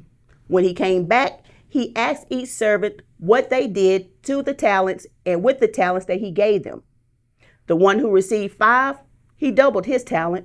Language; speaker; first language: English; native; English